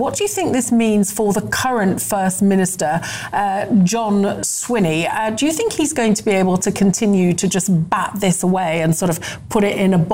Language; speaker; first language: English; native; English